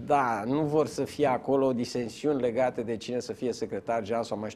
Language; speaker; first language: Romanian; native; Romanian